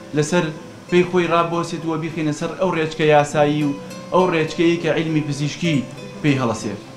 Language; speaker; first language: Central Kurdish; native; Central Kurdish